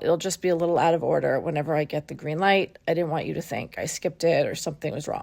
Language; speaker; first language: English; native; English